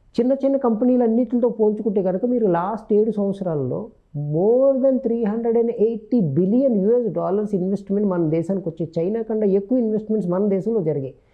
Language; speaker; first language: Telugu; native; Telugu